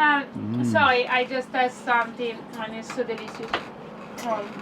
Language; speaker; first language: English; non-native, learner; Spanish